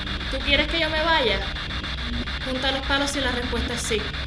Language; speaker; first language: Spanish; native; Spanish